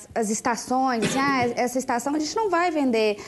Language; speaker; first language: Portuguese; native; Portuguese